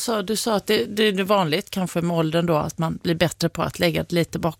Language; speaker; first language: Swedish; native; Swedish